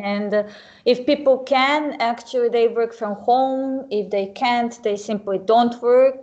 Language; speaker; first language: English; non-native, fluent; Serbian